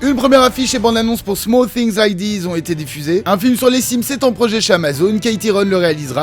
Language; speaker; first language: French; native; French